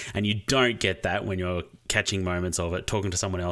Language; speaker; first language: English; native; English